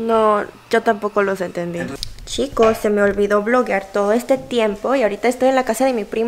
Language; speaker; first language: Spanish; early bilingual, other home language; Korean